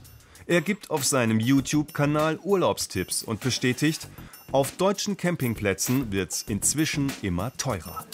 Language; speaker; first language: German; native; German